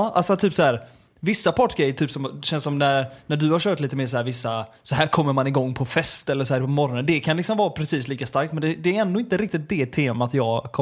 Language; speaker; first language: Swedish; native; Swedish